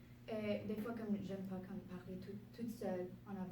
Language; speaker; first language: French; non-native, local second language; English